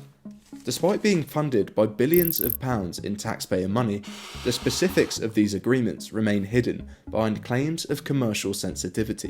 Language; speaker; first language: English; native; English